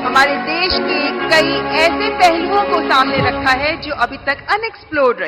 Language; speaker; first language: Hindi; native; Hindi